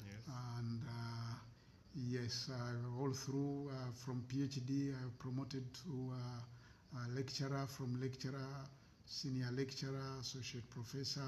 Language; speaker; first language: English; non-native, local second language; Ganda